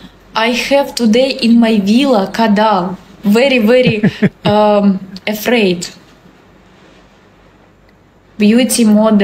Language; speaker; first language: English; non-native, learner; Russian